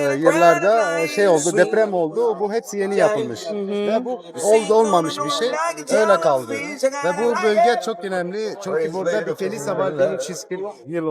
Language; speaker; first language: Turkish; non-native, learner; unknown